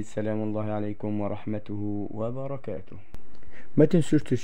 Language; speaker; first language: Arabic; native; Arabic